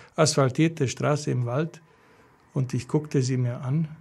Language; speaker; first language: German; non-native, fluent; Romanian